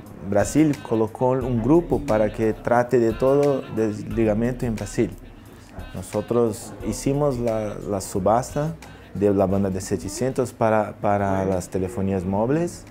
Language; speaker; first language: Spanish; non-native, learner; Portuguese